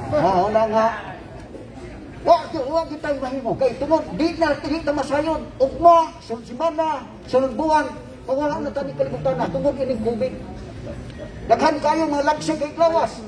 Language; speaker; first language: Cebuano; native; Cebuano